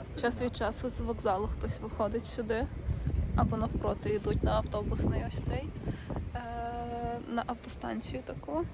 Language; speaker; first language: Ukrainian; native; Ukrainian